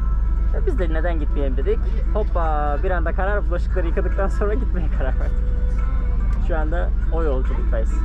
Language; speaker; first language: Turkish; native; Turkish